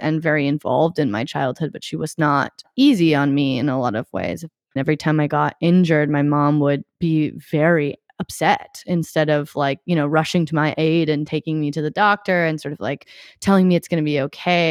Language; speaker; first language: English; native; English